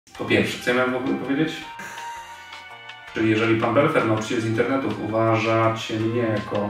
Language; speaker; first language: Polish; native; Polish